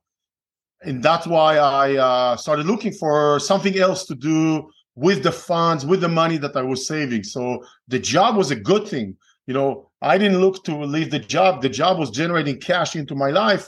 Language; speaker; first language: English; non-native, fluent; Hebrew